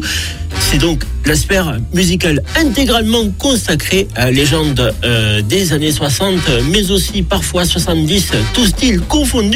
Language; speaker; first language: French; native; French